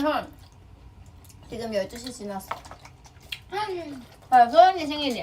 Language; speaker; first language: Korean; non-native, fluent; Thai